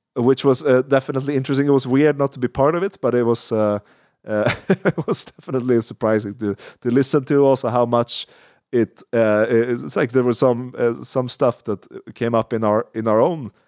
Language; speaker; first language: English; non-native, fluent; Swedish